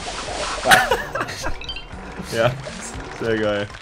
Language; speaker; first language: German; native; German